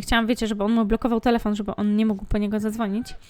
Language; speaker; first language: Polish; native; Polish